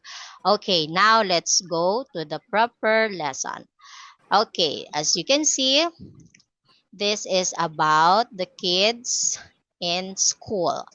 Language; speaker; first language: English; non-native, fluent; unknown